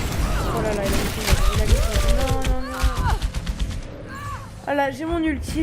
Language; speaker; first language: French; native; French